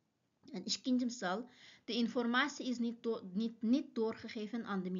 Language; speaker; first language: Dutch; non-native, fluent; Uyghur